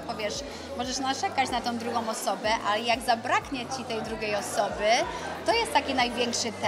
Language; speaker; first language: Polish; early bilingual, other home language; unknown